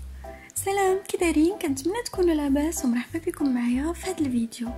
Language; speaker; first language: Arabic; native; Arabic